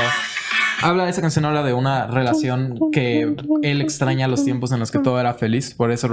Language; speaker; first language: Spanish; native; Spanish